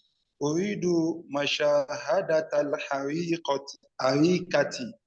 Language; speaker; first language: Arabic; non-native, learner; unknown